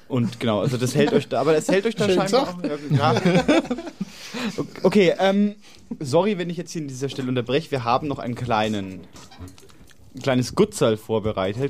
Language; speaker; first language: German; native; German